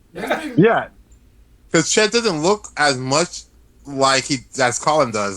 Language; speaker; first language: English; native; English